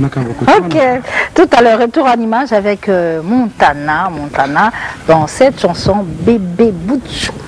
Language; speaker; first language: French; non-native, local second language; Lingala